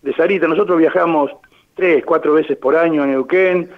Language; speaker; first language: Spanish; native; Spanish